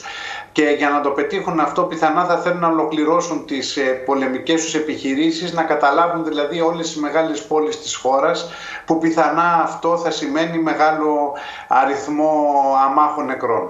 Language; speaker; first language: Greek; native; Greek